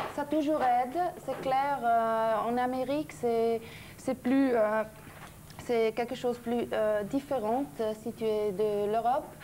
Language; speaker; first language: French; non-native, local second language; German